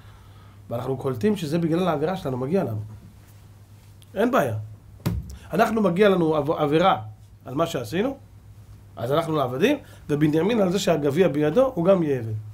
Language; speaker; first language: Hebrew; native; Hebrew